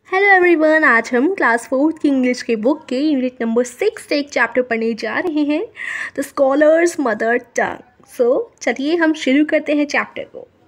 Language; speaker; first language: Hindi; native; Hindi